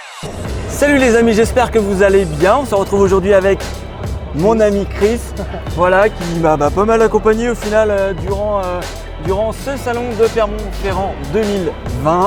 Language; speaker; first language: French; native; French